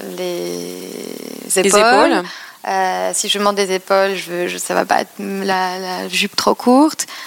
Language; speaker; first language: French; non-native, fluent; Polish